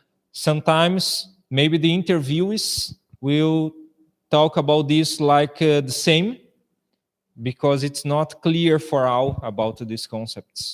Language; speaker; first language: English; non-native, fluent; Portuguese